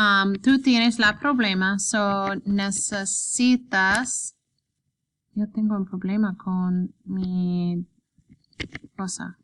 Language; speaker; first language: Spanish; non-native, learner; English